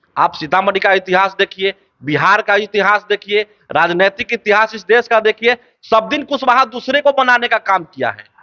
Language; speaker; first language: Hindi; native; Hindi